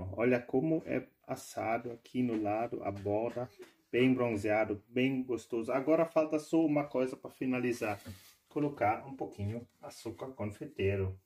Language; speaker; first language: Portuguese; non-native, fluent; German